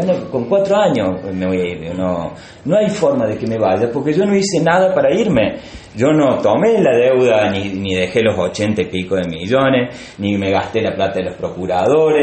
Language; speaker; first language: Spanish; native; Spanish